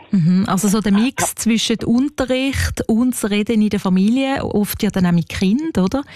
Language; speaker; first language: German; native; German